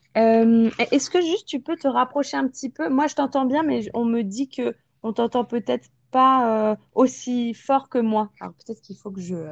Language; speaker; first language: French; native; French